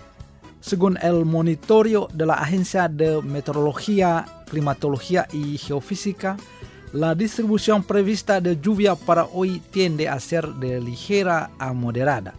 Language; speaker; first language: Spanish; non-native, fluent; Indonesian